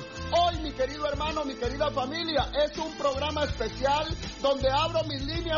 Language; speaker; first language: Spanish; native; Spanish